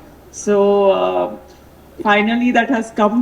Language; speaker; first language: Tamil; non-native, local second language; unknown